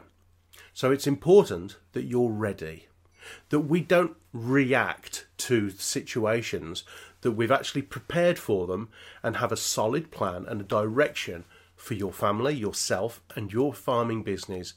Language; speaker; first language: English; native; English